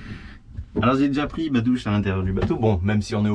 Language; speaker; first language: French; native; French